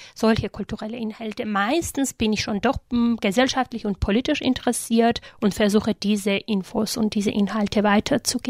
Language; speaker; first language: German; non-native, fluent; Georgian